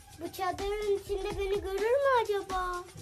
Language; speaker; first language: Turkish; native; Turkish